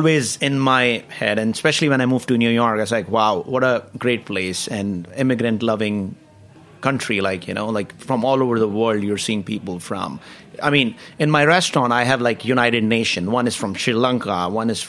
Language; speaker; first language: English; non-native, local second language; Hindi